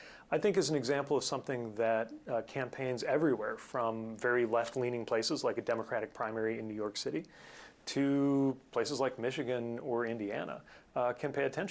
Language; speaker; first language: English; native; English